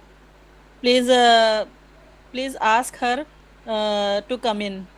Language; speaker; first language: English; non-native, learner; Hindi